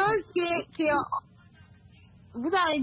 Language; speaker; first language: French; non-native, learner; Akan